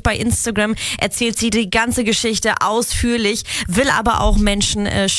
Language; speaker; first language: German; native; German